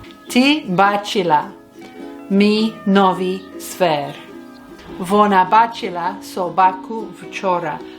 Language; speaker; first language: Ukrainian; non-native, learner; English